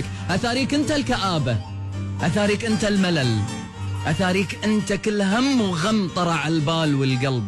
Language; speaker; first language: Arabic; native; Arabic